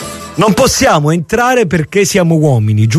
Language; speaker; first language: Italian; native; Italian